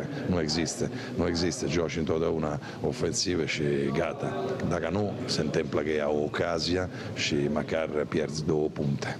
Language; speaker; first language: Romanian; non-native, fluent; Italian